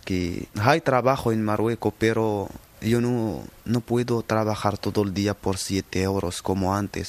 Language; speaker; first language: Spanish; non-native, learner; Arabic